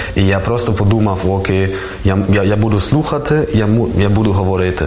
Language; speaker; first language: Ukrainian; non-native, learner; German